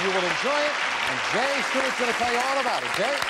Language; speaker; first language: English; native; English